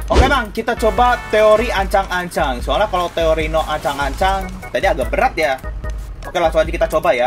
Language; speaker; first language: Indonesian; native; Indonesian